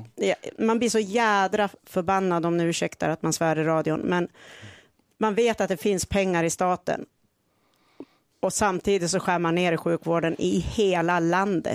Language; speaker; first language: Swedish; native; Swedish